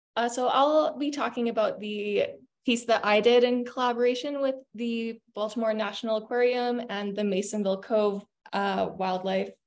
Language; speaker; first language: English; native; English